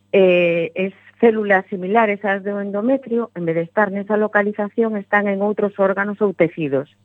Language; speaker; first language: Galician; non-native, local second language; Spanish